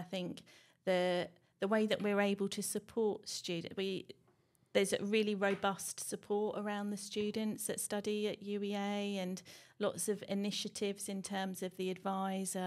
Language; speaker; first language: English; native; English